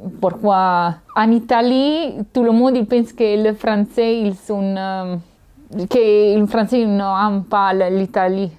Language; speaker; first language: French; non-native, learner; Italian